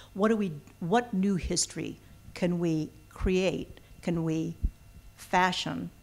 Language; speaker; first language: English; native; English